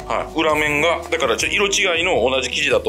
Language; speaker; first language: Japanese; native; Japanese